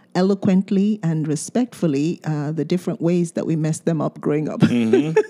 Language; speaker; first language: English; non-native, local second language; Yoruba